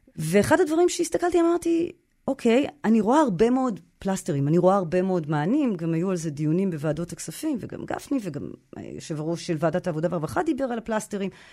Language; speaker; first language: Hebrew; native; Hebrew